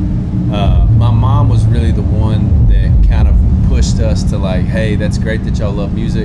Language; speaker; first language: English; native; English